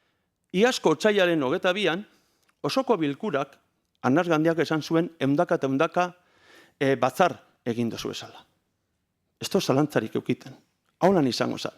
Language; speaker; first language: Basque; native; Basque